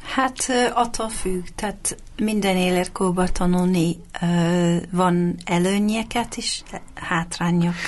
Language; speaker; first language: Hungarian; non-native, fluent; English